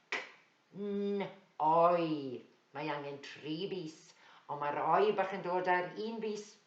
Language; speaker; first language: Welsh; native; Welsh